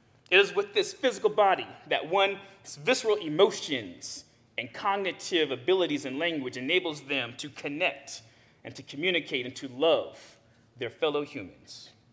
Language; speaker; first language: English; native; English